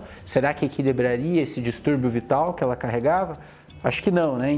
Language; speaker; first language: Portuguese; native; Portuguese